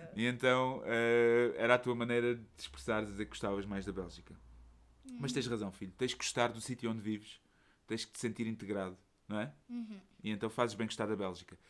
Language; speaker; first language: Portuguese; native; Portuguese